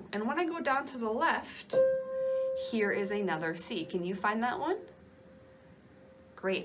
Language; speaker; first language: English; native; English